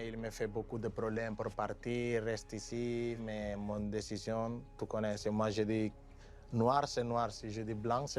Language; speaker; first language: French; non-native, learner; Spanish